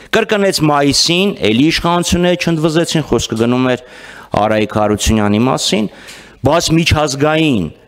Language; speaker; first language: Armenian; native; Armenian